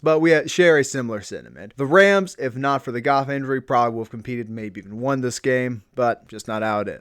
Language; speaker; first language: English; native; English